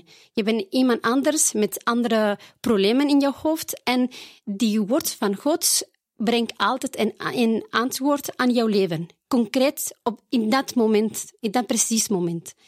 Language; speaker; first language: Dutch; non-native, fluent; Spanish